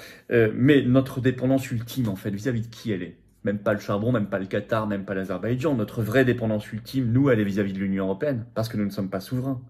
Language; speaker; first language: French; native; French